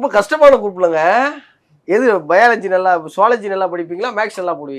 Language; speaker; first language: Tamil; native; Tamil